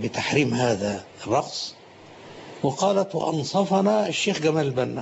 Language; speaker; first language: Arabic; native; Arabic